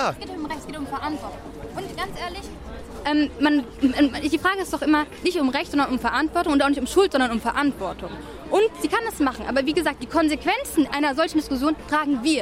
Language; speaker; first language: German; native; German